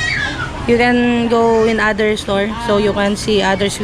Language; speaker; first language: English; non-native, local second language; Filipino